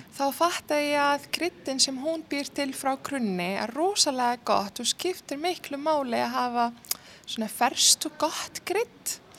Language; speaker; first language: Icelandic; non-native, fluent; Arabic